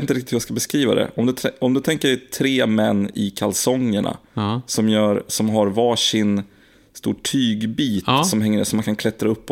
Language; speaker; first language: Swedish; native; Swedish